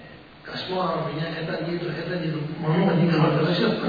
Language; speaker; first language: Russian; non-native, learner; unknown